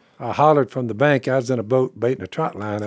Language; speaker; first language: English; native; English